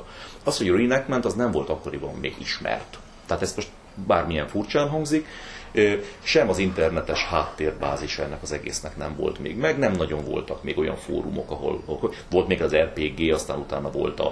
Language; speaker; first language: Hungarian; native; Hungarian